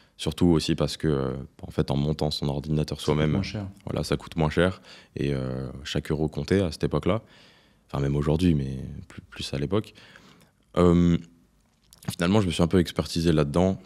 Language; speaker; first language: French; native; French